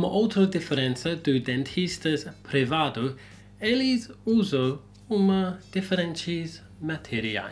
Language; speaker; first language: Portuguese; non-native, learner; English